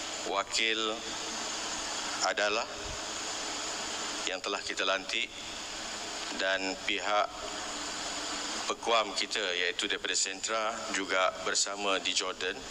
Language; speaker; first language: Malay; native; Malay